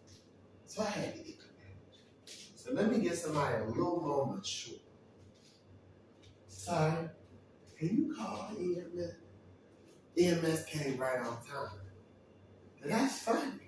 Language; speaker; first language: English; native; English